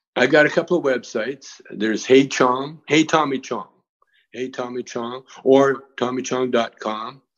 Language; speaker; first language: English; native; English